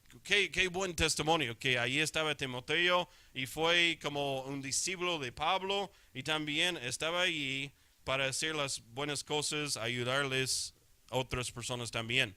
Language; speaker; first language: Spanish; non-native, fluent; English